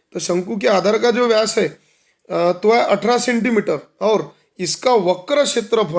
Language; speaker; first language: Hindi; non-native, local second language; Marathi